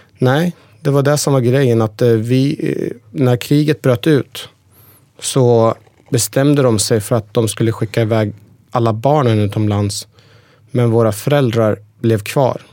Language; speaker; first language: Swedish; early bilingual, other home language; Persian